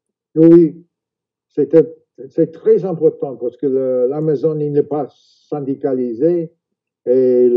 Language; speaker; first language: French; non-native, fluent; English